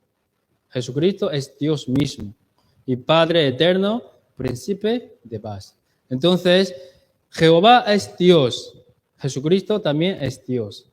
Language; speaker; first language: Spanish; non-native, learner; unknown